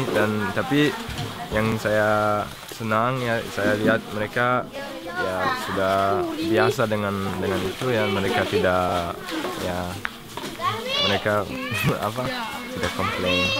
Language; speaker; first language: Indonesian; non-native, fluent; German